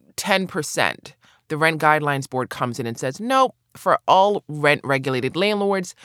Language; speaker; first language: English; native; English